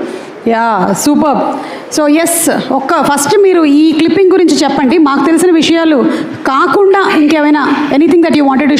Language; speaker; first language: Telugu; native; Telugu